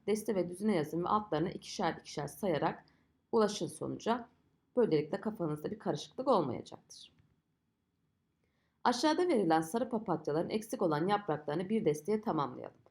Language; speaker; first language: Turkish; native; Turkish